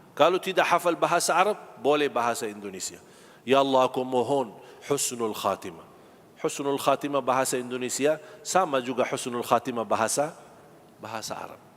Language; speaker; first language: Malay; non-native, fluent; Arabic